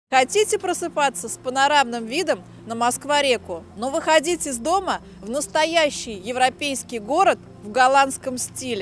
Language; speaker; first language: Russian; native; Russian